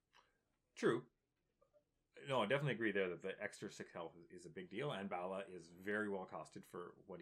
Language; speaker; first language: English; native; English